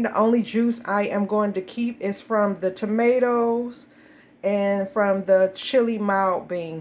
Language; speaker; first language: English; native; English